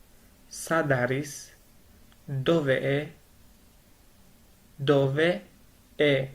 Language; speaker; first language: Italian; non-native, learner; Georgian